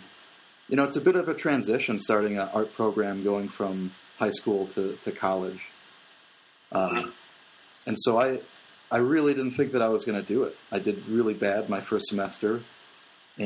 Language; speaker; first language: English; native; English